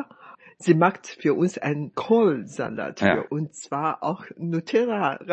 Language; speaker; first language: German; non-native, fluent; Chinese